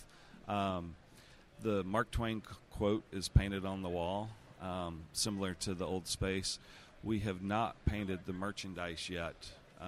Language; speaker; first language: English; native; English